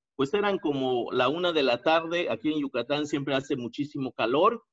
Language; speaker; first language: Spanish; native; Spanish